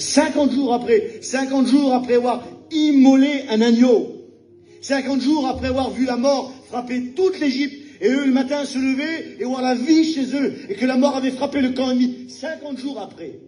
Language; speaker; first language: French; native; French